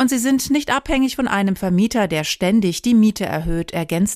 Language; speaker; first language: German; native; German